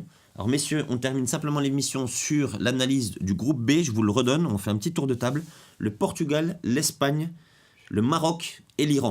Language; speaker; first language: French; native; French